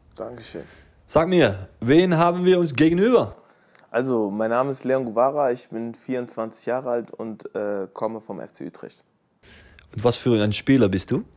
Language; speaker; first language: German; native; German